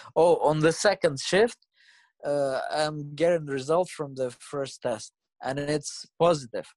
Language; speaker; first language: English; non-native, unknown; Russian